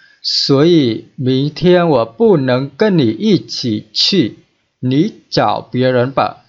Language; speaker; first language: Chinese; non-native, fluent; Vietnamese